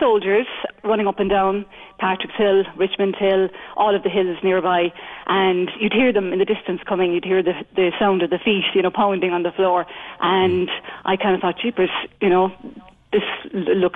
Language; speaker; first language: English; native; English